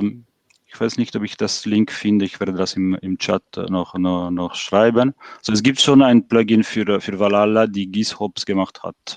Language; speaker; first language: German; non-native, fluent; French